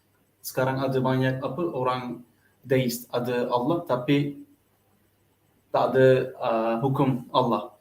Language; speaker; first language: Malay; non-native, learner; Turkish